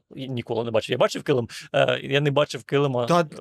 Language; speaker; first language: Ukrainian; native; Ukrainian